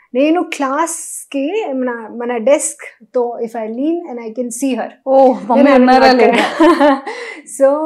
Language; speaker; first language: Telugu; non-native, learner; Hindi